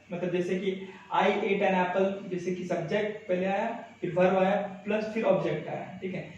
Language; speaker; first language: Hindi; native; Hindi